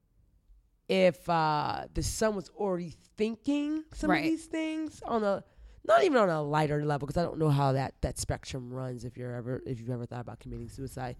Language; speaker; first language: English; native; English